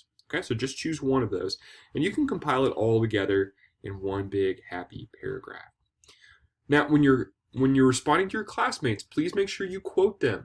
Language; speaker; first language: English; native; English